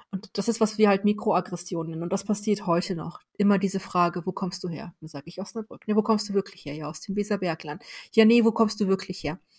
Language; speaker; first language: German; early bilingual, other home language; Persian